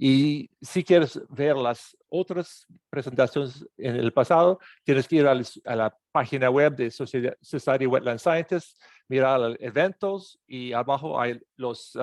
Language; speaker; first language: Spanish; non-native, fluent; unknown